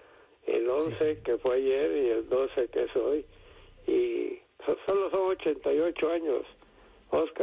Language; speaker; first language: Spanish; native; Spanish